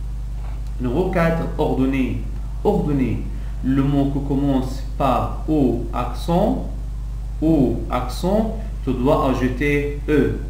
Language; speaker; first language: French; non-native, local second language; Arabic